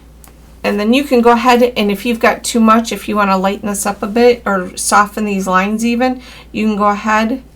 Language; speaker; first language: English; native; English